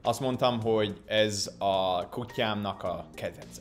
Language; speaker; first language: Hungarian; non-native, fluent; English